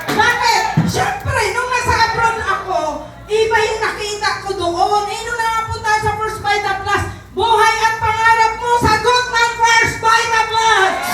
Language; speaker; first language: Filipino; non-native, local second language; Cebuano